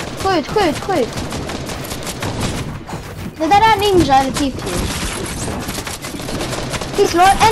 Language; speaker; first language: Swedish; early bilingual, other home language; Turkish